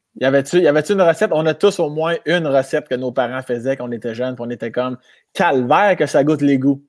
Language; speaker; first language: French; native; French